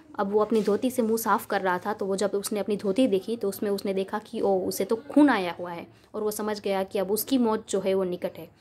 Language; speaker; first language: Hindi; non-native, local second language; Gujarati